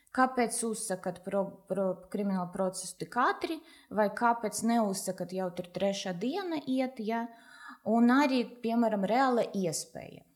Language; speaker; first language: Latvian; non-native, local second language; Russian